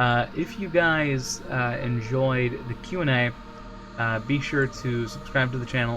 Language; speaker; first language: English; native; English